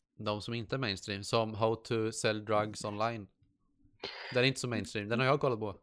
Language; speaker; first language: Swedish; native; Swedish